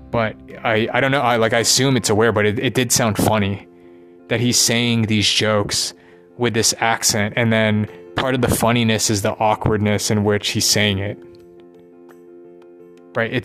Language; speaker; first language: English; native; English